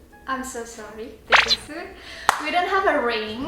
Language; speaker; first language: English; non-native, fluent; Thai